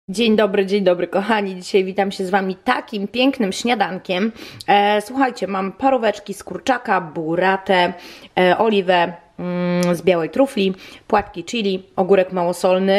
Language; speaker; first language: Polish; native; Polish